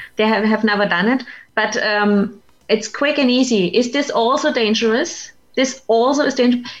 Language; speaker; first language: English; non-native, fluent; German